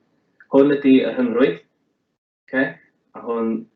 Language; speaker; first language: Welsh; native; Welsh